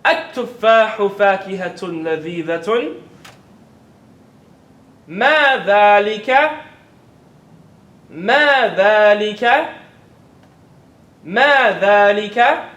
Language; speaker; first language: Arabic; non-native, fluent; English